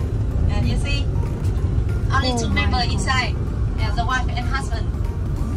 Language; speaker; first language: English; non-native, fluent; Vietnamese